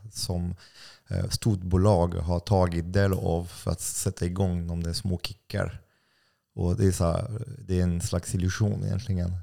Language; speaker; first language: Swedish; non-native, fluent; French